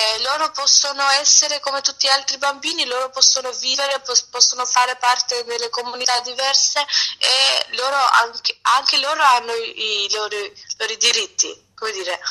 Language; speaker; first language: Italian; non-native, learner; Albanian